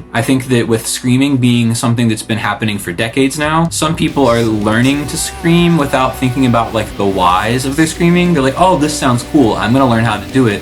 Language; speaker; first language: English; native; English